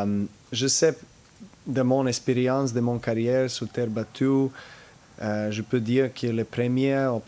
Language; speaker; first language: French; non-native, learner; Serbian